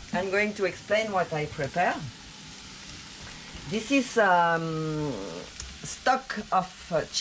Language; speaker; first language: English; non-native, learner; French